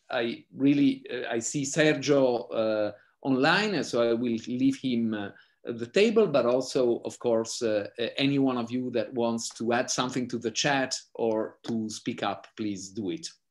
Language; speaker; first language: English; non-native, fluent; Italian